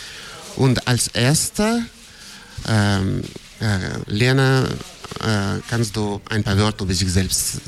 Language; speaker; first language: German; non-native, fluent; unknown